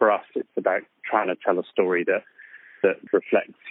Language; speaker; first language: English; native; English